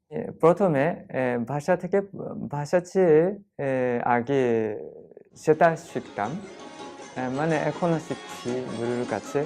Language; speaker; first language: Bangla; non-native, fluent; Japanese